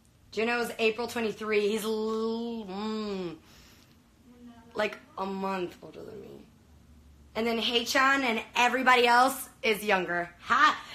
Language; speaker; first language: English; early bilingual, other home language; Spanish